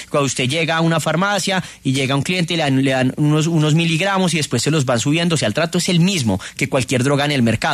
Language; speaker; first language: Spanish; native; Spanish